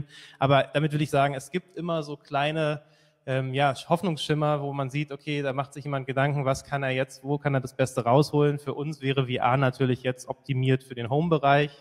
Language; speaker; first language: German; native; German